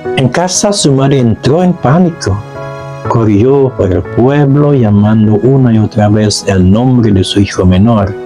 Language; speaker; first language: Spanish; non-native, fluent; Indonesian